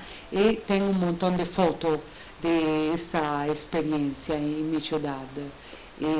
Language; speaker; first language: Spanish; non-native, learner; Italian